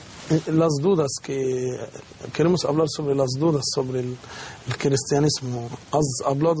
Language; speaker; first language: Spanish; non-native, learner; Arabic